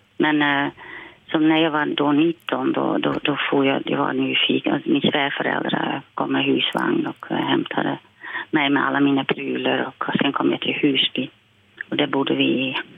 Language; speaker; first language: Swedish; non-native, fluent; Dutch